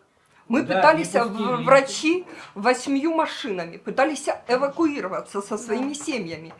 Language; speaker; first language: Russian; native; Russian